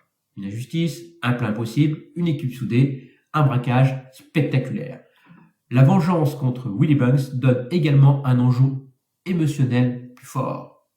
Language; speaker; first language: French; native; French